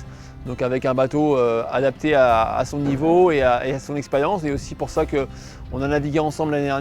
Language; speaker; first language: French; native; French